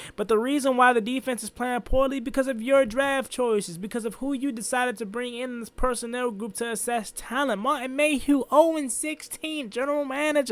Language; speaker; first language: English; native; English